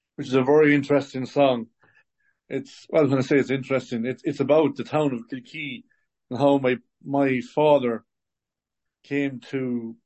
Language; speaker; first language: English; native; English